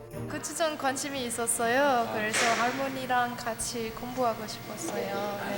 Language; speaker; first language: Korean; non-native, learner; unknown